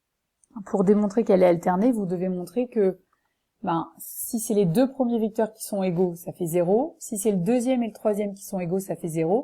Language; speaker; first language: French; native; French